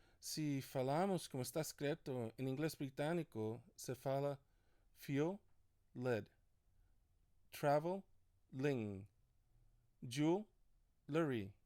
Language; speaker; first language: Portuguese; non-native, learner; English